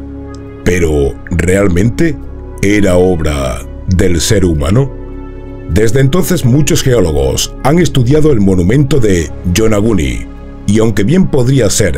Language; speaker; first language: Spanish; native; Spanish